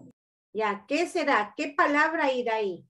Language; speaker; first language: Spanish; native; Spanish